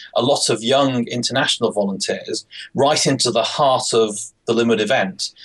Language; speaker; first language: English; native; English